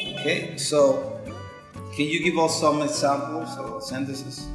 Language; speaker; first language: English; non-native, fluent; Spanish